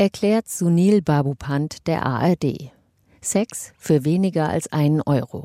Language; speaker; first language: German; native; German